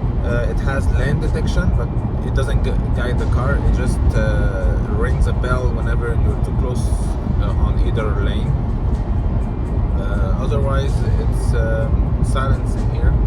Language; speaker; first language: English; non-native, fluent; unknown